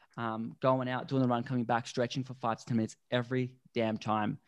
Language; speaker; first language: English; native; English